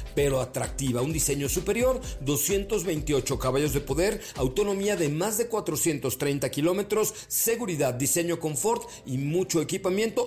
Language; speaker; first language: Spanish; native; Spanish